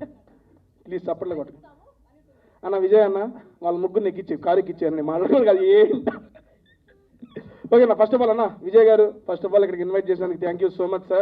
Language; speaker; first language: Telugu; native; Telugu